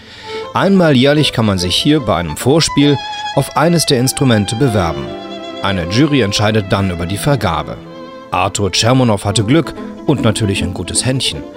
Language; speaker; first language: German; native; German